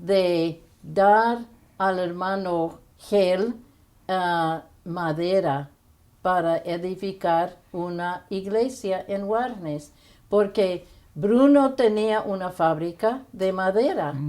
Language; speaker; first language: Spanish; non-native, fluent; English